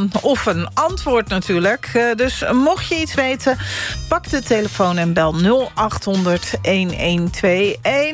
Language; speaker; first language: Dutch; native; Dutch